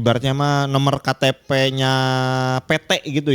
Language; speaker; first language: Indonesian; native; Indonesian